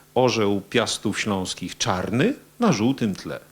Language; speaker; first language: Polish; native; Polish